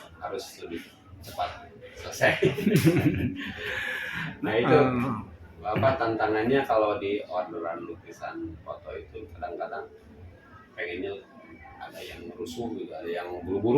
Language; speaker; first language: Indonesian; non-native, local second language; Sundanese